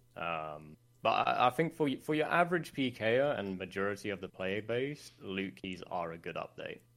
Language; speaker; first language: English; non-native, fluent; Swedish